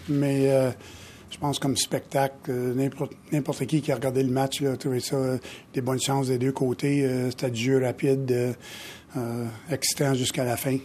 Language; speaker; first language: French; native; French